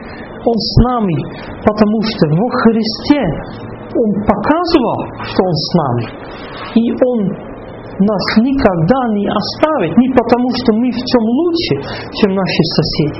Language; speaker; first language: Russian; non-native, fluent; Dutch